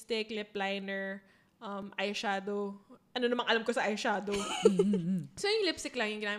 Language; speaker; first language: English; non-native, local second language; Filipino